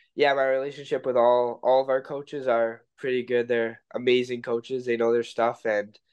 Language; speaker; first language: English; native; English